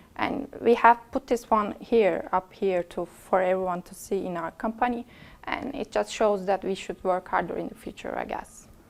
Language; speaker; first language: English; non-native, fluent; Turkish